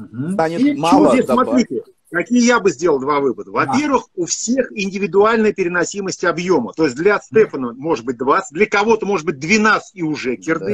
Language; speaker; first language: Russian; native; Russian